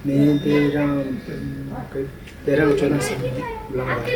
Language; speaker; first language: Hindi; non-native, local second language; Ladakhi